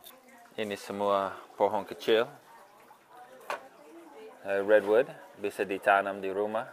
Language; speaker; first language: Indonesian; non-native, fluent; English